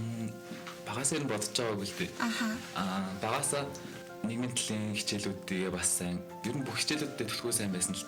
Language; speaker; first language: Mongolian; native; Mongolian